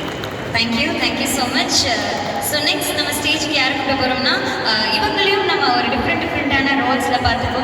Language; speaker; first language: Tamil; native; Tamil